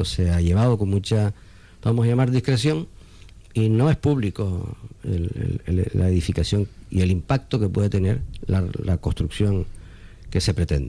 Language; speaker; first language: Spanish; native; Spanish